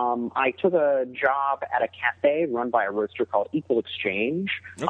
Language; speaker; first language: English; native; English